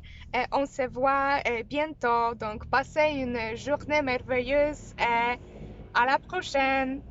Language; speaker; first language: French; non-native, fluent; Polish